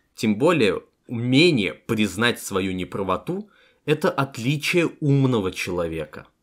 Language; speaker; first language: Russian; native; Russian